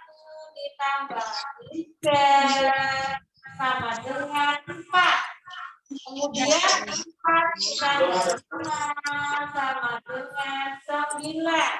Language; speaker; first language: Indonesian; native; Indonesian